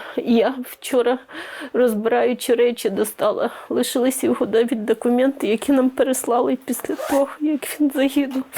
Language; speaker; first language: Ukrainian; native; Ukrainian